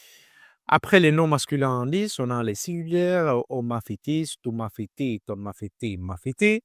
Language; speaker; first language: French; non-native, learner; Greek